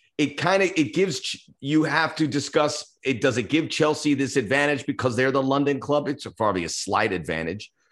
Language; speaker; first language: English; early bilingual, other home language; Spanish